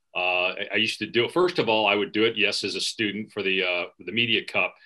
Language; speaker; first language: English; native; English